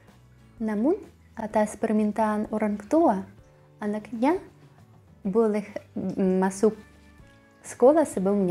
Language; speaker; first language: Indonesian; non-native, learner; Russian